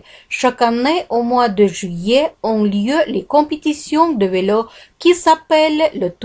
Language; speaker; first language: French; non-native, fluent; Kazakh